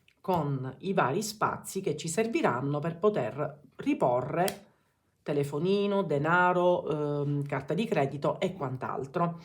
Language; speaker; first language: Italian; native; Italian